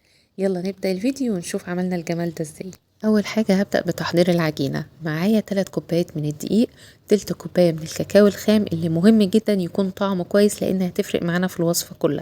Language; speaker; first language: Arabic; native; Arabic